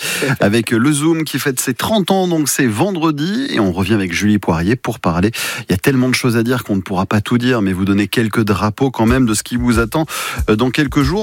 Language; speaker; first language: French; native; French